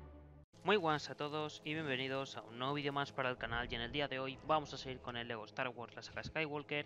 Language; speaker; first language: Spanish; native; Spanish